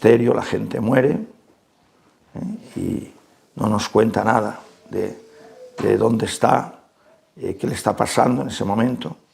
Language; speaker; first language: Spanish; native; Spanish